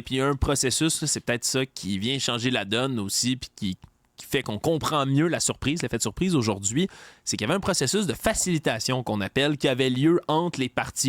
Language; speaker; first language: French; native; French